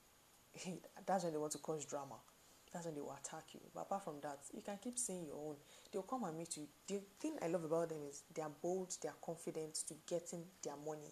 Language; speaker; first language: English; non-native, local second language; Yoruba